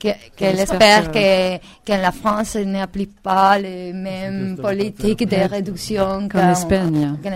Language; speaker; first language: French; non-native, learner; Spanish